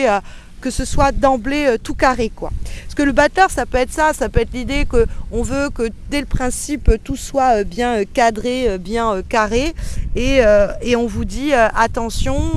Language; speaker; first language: French; native; French